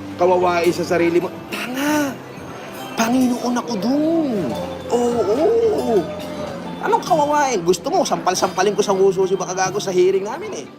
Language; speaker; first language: Filipino; native; Filipino